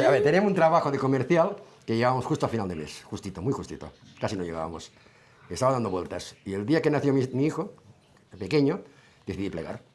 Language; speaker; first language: Spanish; native; Spanish